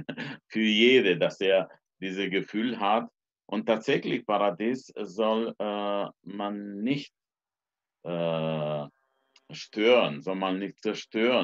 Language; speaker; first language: German; non-native, fluent; Romanian